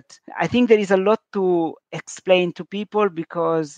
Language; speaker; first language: English; non-native, fluent; Italian